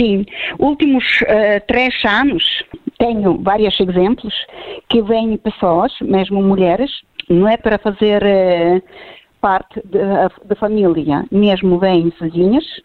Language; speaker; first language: Portuguese; non-native, fluent; Ukrainian